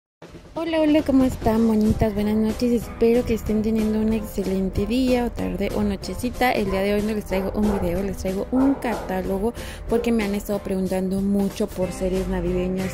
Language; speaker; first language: Spanish; native; Spanish